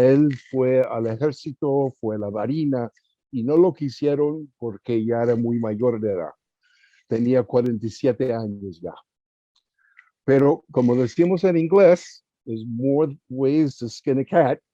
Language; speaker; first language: Spanish; early bilingual, heritage; Spanish